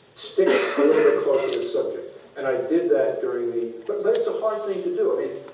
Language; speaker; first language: English; native; English